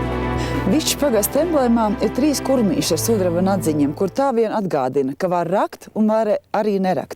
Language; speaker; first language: Latvian; native; Latvian